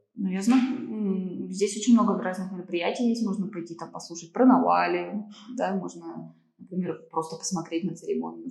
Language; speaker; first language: Russian; native; Russian